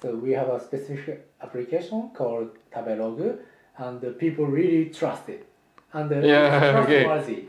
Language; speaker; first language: English; non-native, fluent; Japanese